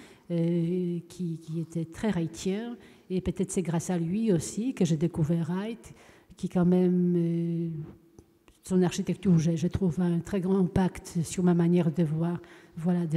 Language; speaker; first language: French; non-native, fluent; Polish